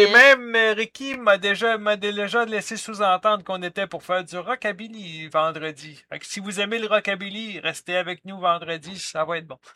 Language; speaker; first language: French; native; French